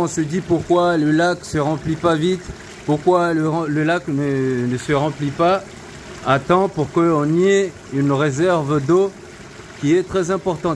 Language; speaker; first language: French; non-native, local second language; Comorian